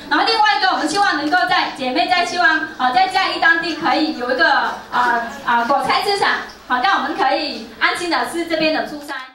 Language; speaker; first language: Chinese; non-native, fluent; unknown